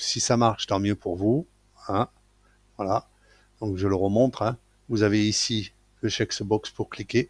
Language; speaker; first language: French; native; French